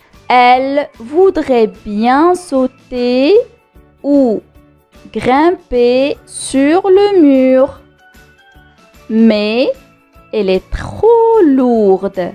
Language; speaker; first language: French; non-native, local second language; Arabic